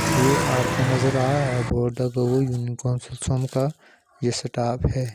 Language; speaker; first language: Urdu; non-native, local second language; Northern Hindko